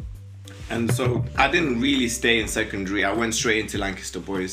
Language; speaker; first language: English; non-native, local second language; Shona